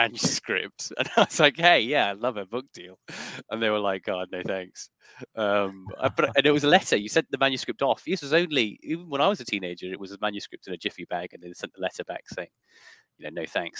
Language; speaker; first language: English; native; English